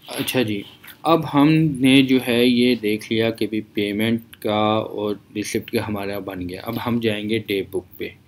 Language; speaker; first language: Urdu; native; Urdu